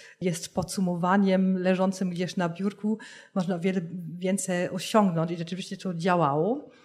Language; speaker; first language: Polish; non-native, fluent; German